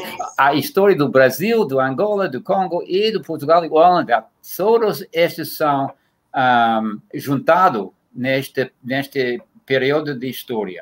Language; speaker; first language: Portuguese; non-native, fluent; English